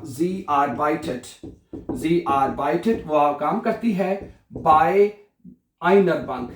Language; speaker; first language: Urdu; native; Urdu